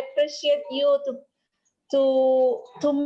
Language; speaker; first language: English; non-native, learner; Indonesian